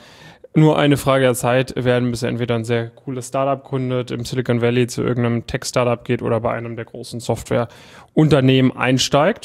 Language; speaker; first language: German; native; German